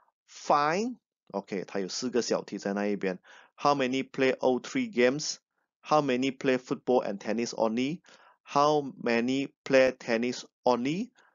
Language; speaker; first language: English; non-native, local second language; Chinese